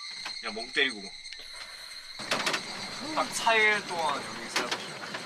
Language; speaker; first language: Korean; early bilingual, heritage; Korean